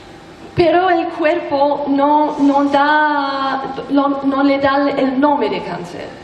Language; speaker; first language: Spanish; non-native, learner; German